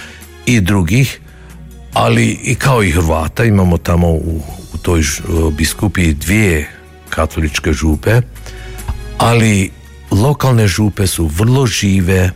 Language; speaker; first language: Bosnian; early bilingual, heritage; Croatian